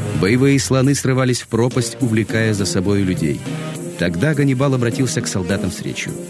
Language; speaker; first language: Russian; native; Russian